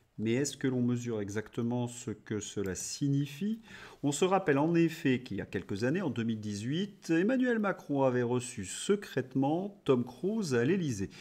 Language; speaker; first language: French; native; French